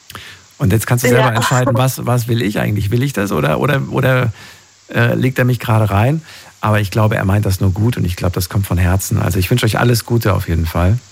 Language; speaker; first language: German; native; German